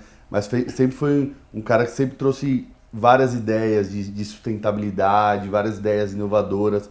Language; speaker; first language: Portuguese; native; Portuguese